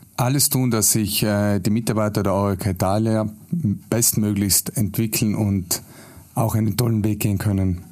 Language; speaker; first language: German; native; German